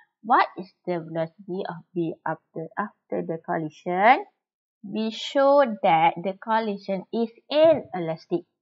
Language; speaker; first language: English; non-native, local second language; Malay